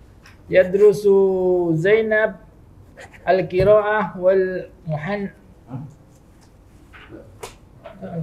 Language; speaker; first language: Arabic; non-native, learner; Indonesian